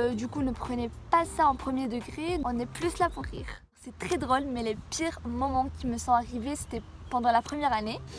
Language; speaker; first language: French; non-native, local second language; Arabic